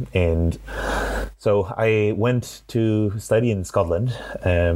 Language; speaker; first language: English; non-native, fluent; Spanish